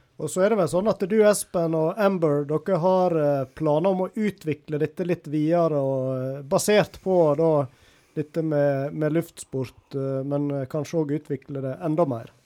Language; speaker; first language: Norwegian; native; Norwegian